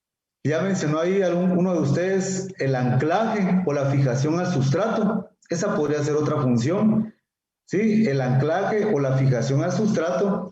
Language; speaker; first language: Spanish; native; Spanish